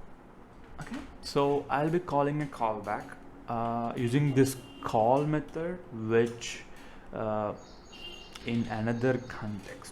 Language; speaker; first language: English; non-native, local second language; Telugu